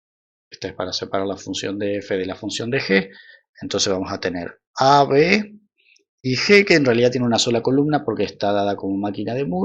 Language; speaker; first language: Spanish; native; Spanish